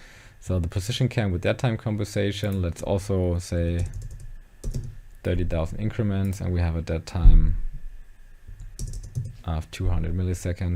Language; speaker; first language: English; non-native, fluent; German